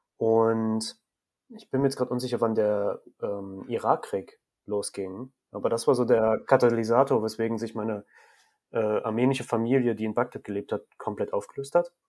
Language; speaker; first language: German; native; German